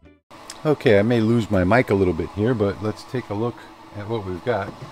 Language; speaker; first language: English; native; English